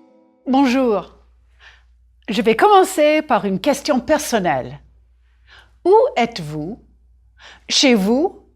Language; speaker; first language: French; native; French